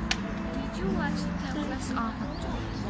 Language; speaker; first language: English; non-native, learner; Korean